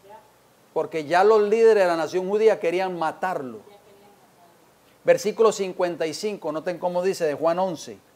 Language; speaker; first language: Spanish; native; Spanish